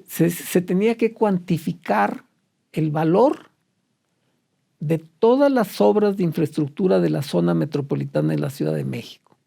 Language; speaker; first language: Spanish; native; Spanish